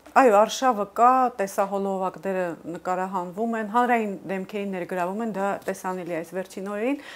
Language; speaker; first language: Armenian; native; Armenian